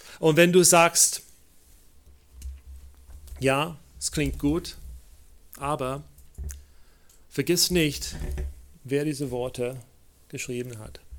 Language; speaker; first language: German; non-native, fluent; English